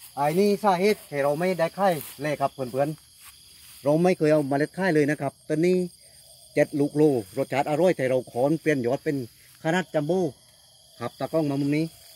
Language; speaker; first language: Thai; native; Thai